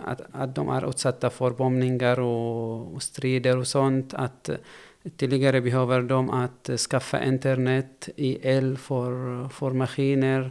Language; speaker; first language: Swedish; non-native, fluent; Arabic